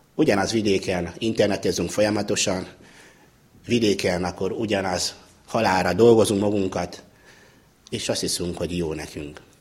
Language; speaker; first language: Hungarian; non-native, fluent; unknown